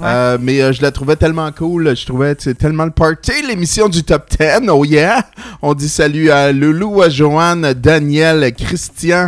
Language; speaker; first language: French; native; French